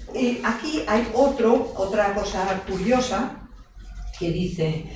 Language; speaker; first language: English; non-native, fluent; Spanish